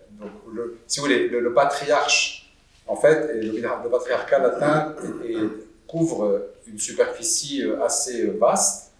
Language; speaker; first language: French; non-native, local second language; Arabic